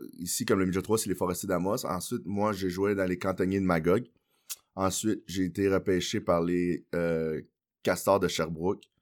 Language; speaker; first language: French; early bilingual, other home language; Haitian Creole